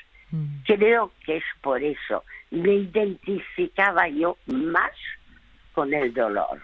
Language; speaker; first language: Spanish; early bilingual, other home language; French